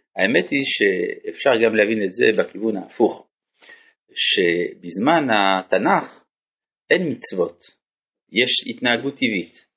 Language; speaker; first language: Hebrew; non-native, fluent; French